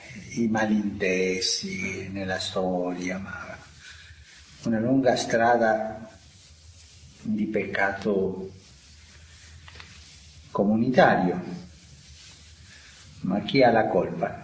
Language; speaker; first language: Italian; non-native, fluent; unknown